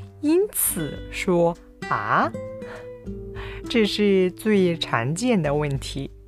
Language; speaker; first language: Chinese; non-native, fluent; Japanese